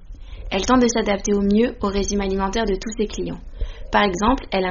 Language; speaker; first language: French; native; French